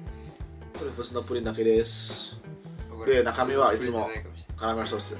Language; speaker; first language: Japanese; non-native, fluent; Indonesian